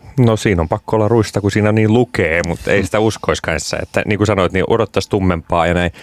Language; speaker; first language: Finnish; native; Finnish